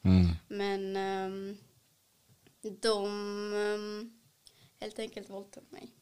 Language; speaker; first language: Swedish; early bilingual, other home language; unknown